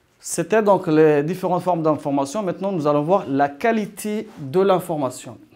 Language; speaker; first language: French; non-native, local second language; Arabic